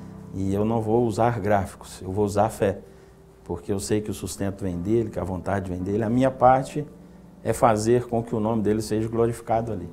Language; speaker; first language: Portuguese; native; Portuguese